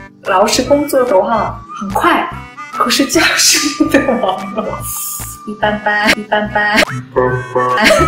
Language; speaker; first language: Chinese; non-native, learner; Korean